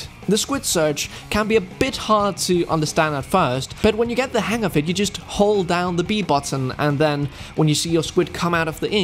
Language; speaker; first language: English; non-native, fluent; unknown